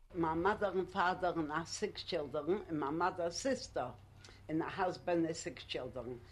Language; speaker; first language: English; non-native, learner; Polish